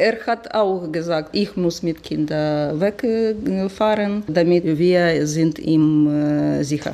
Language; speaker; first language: German; non-native, learner; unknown